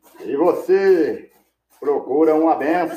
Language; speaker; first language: Portuguese; native; Portuguese